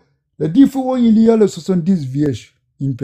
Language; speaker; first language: French; non-native, learner; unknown